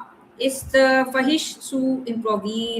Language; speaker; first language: German; non-native, learner; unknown